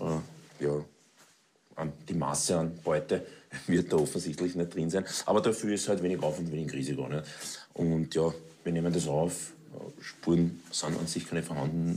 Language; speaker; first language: German; native; German